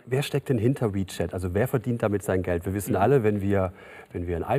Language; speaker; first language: German; native; German